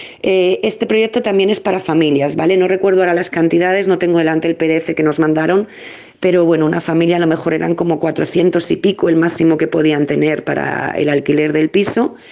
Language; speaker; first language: Spanish; native; Spanish